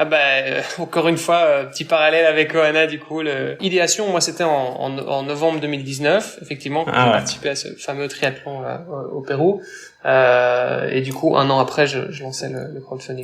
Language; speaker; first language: French; native; French